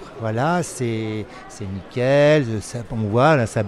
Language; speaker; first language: French; native; French